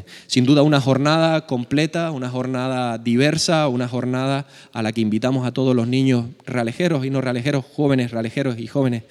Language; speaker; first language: Spanish; native; Spanish